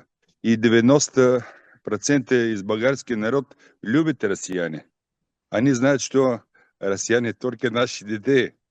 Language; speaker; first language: Russian; non-native, learner; Bulgarian